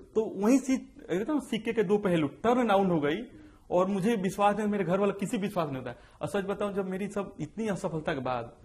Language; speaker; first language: Hindi; native; Hindi